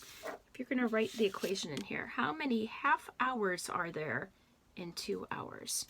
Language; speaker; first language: English; native; English